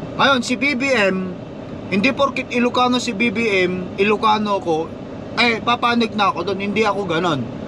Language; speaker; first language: Filipino; non-native, local second language; Iloko